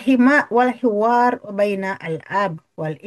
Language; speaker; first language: Arabic; non-native, fluent; Indonesian